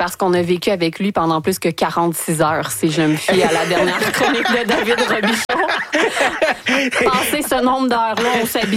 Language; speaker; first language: French; native; French